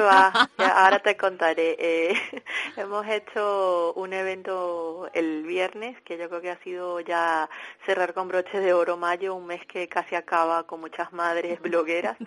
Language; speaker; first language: Spanish; native; Spanish